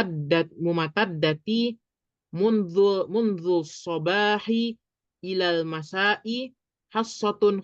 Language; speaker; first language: Arabic; non-native, learner; Indonesian